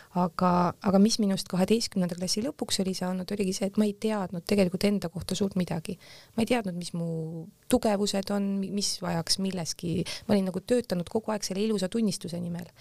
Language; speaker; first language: Estonian; native; Estonian